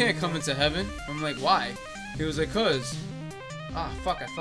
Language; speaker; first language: English; native; English